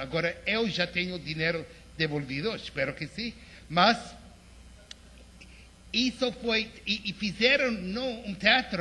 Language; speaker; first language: Portuguese; non-native, fluent; English